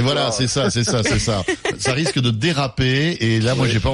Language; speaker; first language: French; native; French